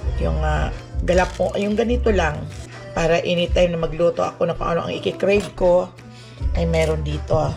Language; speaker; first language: Filipino; non-native, local second language; Cebuano